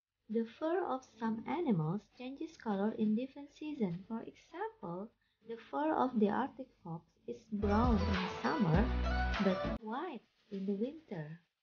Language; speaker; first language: English; non-native, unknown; Indonesian